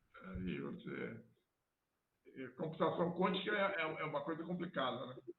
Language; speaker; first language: Portuguese; native; Portuguese